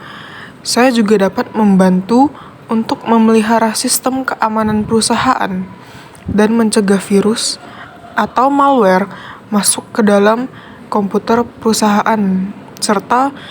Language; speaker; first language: Indonesian; native; Indonesian